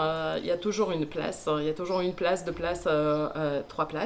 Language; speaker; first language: French; native; French